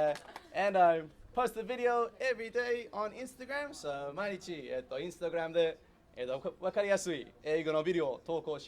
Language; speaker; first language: Japanese; non-native, learner; English